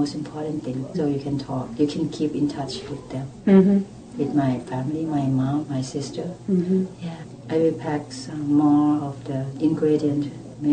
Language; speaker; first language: English; non-native, learner; Thai